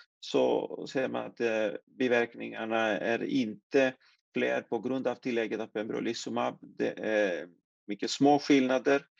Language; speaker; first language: Swedish; non-native, fluent; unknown